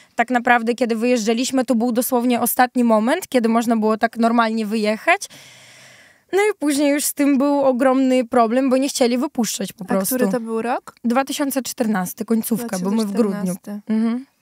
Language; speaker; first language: Polish; early bilingual, other home language; Ukrainian